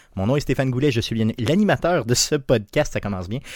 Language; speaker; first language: French; native; French